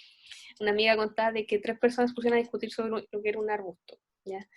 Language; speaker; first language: Spanish; native; Spanish